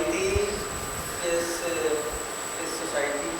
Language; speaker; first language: Arabic; non-native, learner; Urdu